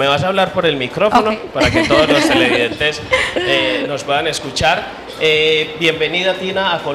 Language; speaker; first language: Spanish; native; Spanish